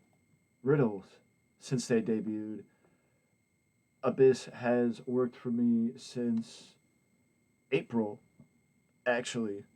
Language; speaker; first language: English; native; English